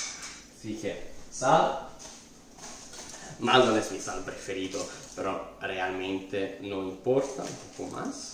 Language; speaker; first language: Spanish; non-native, fluent; Italian